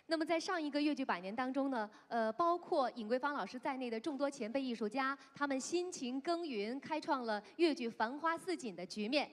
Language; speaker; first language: Chinese; native; Chinese